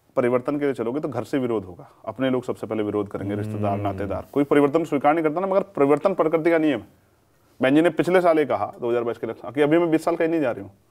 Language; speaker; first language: Hindi; native; Hindi